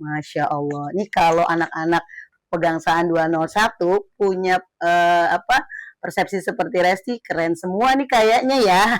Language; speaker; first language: Indonesian; native; Indonesian